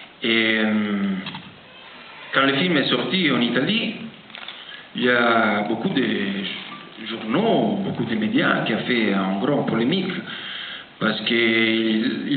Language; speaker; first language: French; non-native, fluent; Italian